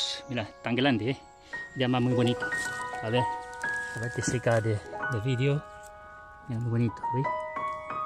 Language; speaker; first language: Spanish; non-native, learner; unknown